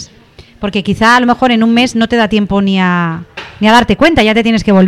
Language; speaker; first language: Spanish; native; Spanish